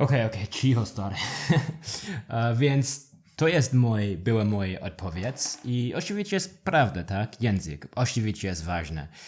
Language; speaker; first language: Polish; non-native, learner; English